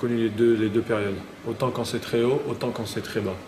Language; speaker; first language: French; native; French